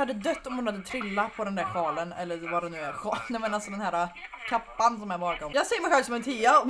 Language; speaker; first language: Swedish; native; Swedish